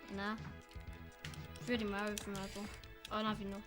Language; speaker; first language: Welsh; non-native, local second language; English